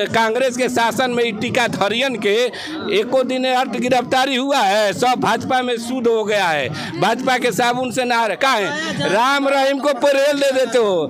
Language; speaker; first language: Hindi; native; Hindi